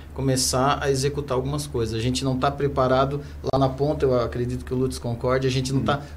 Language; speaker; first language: Portuguese; non-native, fluent; German